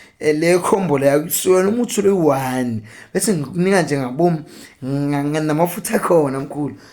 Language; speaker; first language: Zulu; non-native, local second language; Xhosa